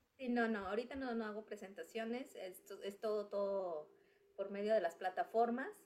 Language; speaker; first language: Spanish; native; Spanish